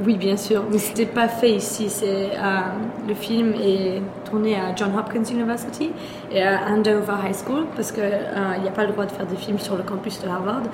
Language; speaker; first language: French; early bilingual, other home language; German